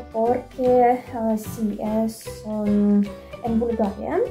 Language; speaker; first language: Spanish; non-native, fluent; Russian